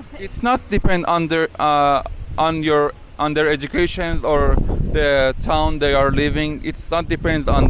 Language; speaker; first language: English; non-native, learner; Chinese